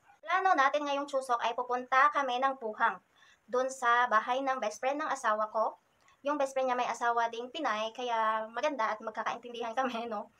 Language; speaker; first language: Filipino; native; Filipino